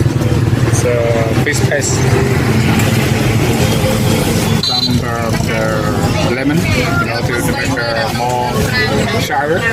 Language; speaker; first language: English; non-native, learner; Khmer